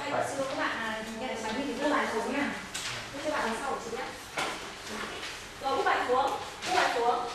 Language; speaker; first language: Vietnamese; native; Vietnamese